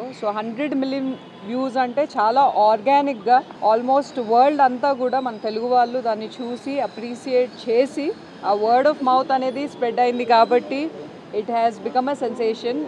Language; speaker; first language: Telugu; native; Telugu